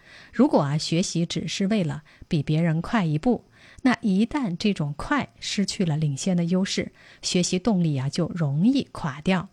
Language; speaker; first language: Chinese; native; Chinese